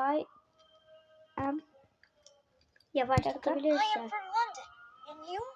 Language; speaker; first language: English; non-native, learner; Turkish